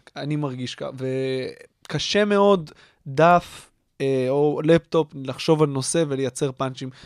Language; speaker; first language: Hebrew; native; Hebrew